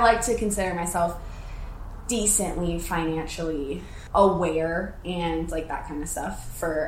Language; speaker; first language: English; native; English